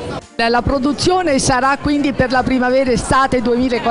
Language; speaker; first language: Italian; native; Italian